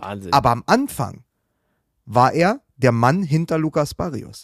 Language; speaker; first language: German; native; German